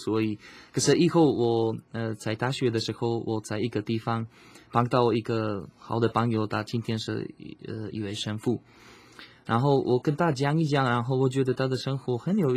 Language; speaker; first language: Chinese; non-native, fluent; Slovak